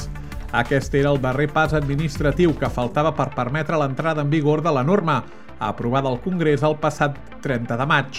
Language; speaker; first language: Catalan; native; Catalan